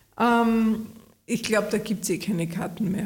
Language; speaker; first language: German; native; German